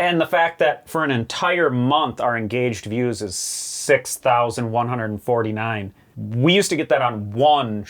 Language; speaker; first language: English; native; English